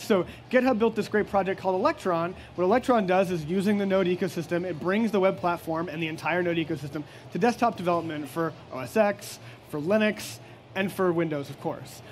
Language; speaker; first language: English; native; English